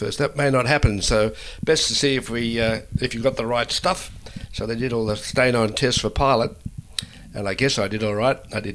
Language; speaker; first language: English; native; English